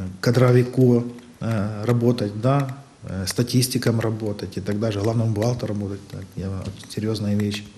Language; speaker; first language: Russian; native; Russian